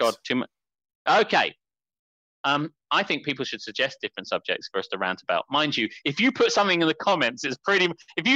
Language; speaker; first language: English; native; English